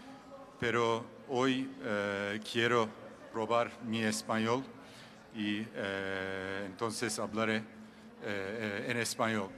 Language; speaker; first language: Spanish; non-native, learner; Turkish